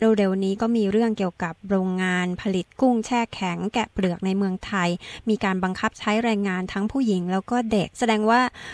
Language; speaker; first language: Thai; native; Thai